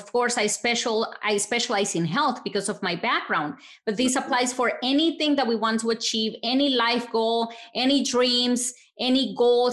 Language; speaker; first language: English; non-native, fluent; Spanish